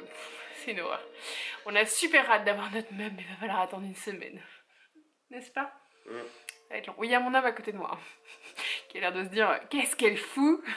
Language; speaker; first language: French; native; French